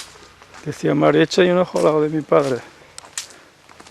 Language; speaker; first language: Spanish; native; Spanish